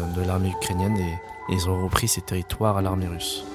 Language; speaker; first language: French; native; French